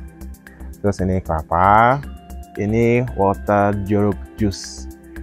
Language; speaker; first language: Indonesian; non-native, learner; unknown